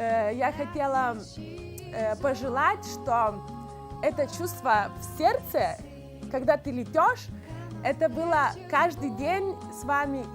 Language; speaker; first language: Russian; non-native, fluent; Lithuanian